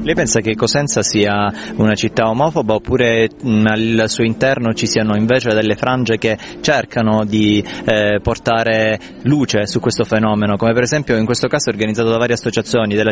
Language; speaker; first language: Italian; native; Italian